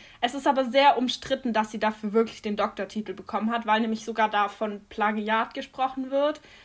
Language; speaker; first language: German; native; German